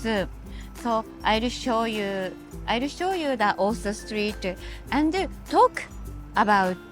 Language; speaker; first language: English; non-native, learner; Japanese